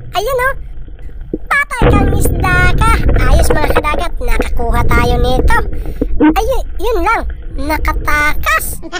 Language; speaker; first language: Filipino; non-native, local second language; Cebuano